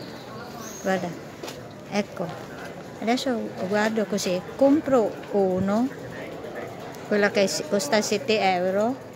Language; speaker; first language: Italian; non-native, fluent; Filipino